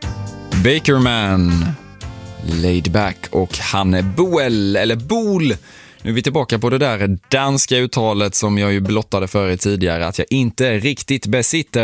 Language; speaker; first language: Swedish; native; Swedish